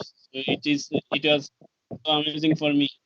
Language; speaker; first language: English; non-native, learner; Bangla